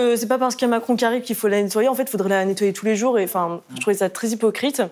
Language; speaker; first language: French; native; French